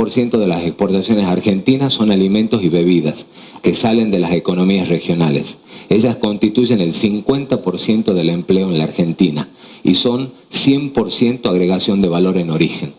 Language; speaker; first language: Spanish; native; Spanish